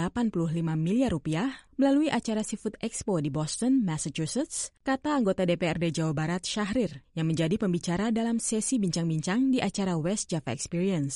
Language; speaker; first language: Indonesian; native; Indonesian